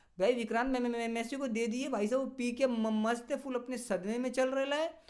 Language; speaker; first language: Hindi; native; Hindi